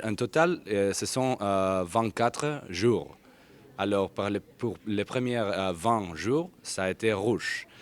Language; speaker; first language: French; non-native, learner; Spanish